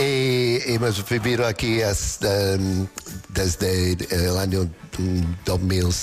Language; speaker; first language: Spanish; non-native, learner; English